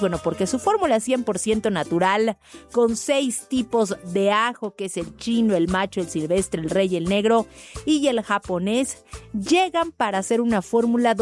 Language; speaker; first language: Spanish; native; Spanish